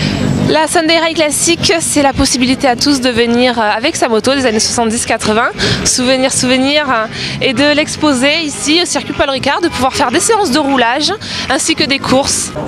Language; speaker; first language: French; native; French